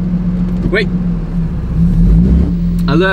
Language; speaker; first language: French; non-native, learner; English